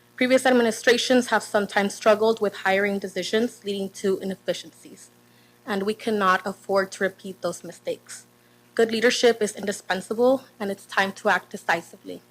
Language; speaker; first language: English; non-native, fluent; Spanish